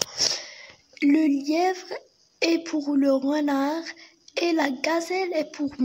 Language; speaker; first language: French; non-native, learner; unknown